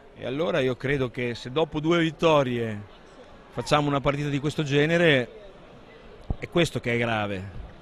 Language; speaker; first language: Italian; native; Italian